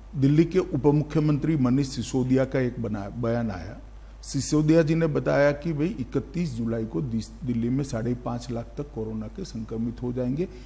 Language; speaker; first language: Hindi; non-native, local second language; Gujarati